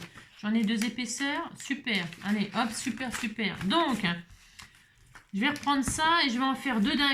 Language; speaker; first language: French; native; French